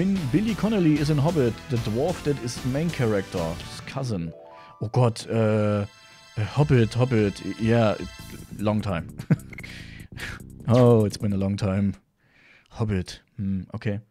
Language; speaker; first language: English; non-native, learner; German